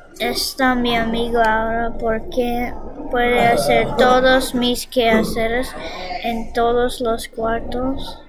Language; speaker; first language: Spanish; non-native, learner; English